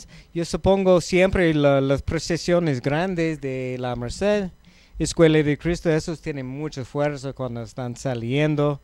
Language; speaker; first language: Spanish; non-native, learner; English